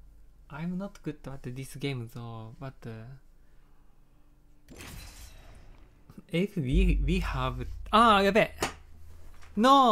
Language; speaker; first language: English; non-native, learner; Japanese